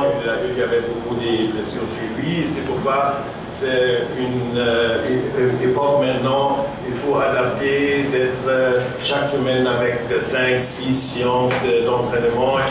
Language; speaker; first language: French; non-native, fluent; German